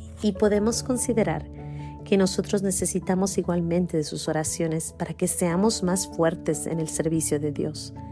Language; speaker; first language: Spanish; native; Spanish